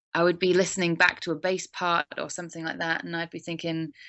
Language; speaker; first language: English; native; English